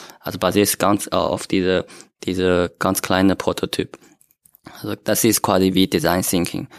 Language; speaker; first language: German; non-native, learner; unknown